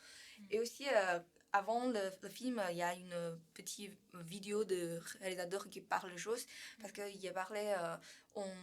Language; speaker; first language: French; non-native, learner; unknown